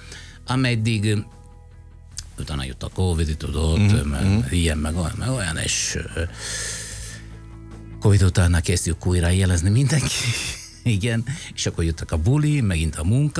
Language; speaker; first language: Hungarian; non-native, fluent; Italian